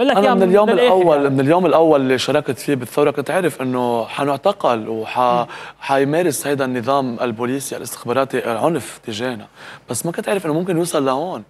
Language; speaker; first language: Arabic; native; Arabic